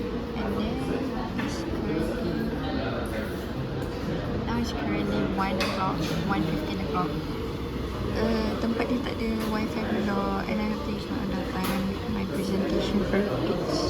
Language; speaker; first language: English; non-native, local second language; Malay